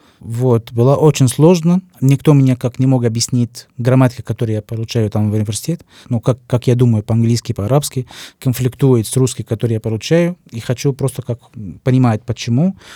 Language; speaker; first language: Russian; non-native, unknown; Arabic